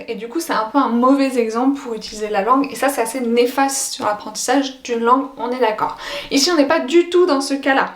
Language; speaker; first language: French; native; French